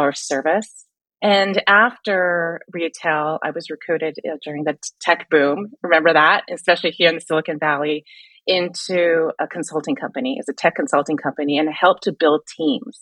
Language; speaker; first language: English; native; English